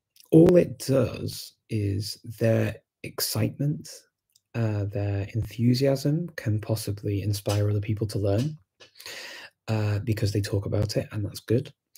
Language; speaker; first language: English; native; English